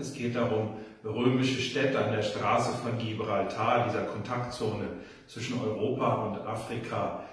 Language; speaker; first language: German; native; German